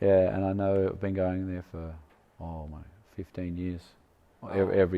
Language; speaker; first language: English; native; English